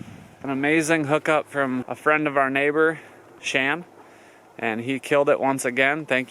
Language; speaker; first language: English; native; English